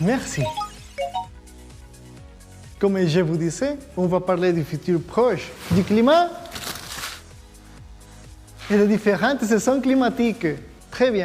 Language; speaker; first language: French; non-native, fluent; Spanish